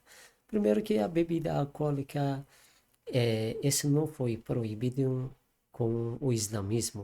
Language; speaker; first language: Portuguese; non-native, learner; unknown